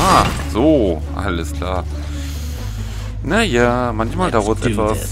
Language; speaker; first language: German; native; German